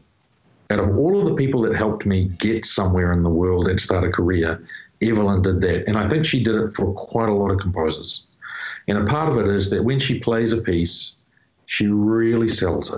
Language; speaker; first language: English; native; English